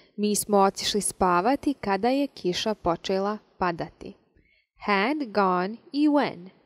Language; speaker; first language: English; non-native, fluent; Serbian